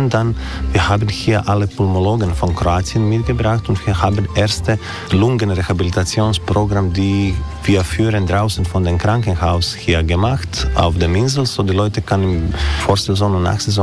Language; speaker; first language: German; non-native, learner; Croatian